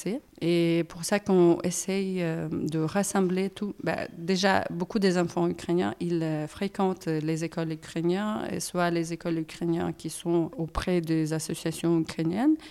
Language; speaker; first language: French; non-native, fluent; Ukrainian